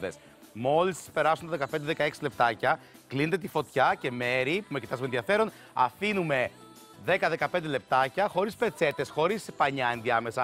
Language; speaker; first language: Greek; native; Greek